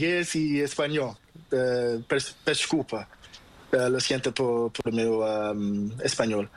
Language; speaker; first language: Spanish; non-native, learner; Portuguese